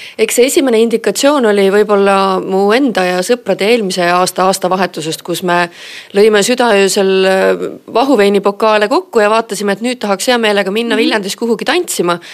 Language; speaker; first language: Estonian; native; Estonian